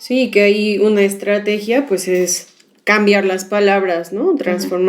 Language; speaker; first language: Spanish; native; Spanish